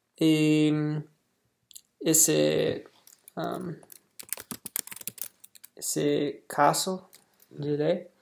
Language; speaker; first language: Portuguese; non-native, learner; English